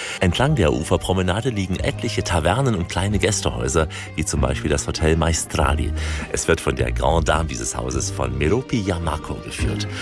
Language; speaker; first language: German; native; German